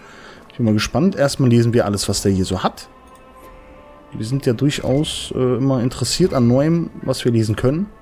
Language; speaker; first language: German; native; German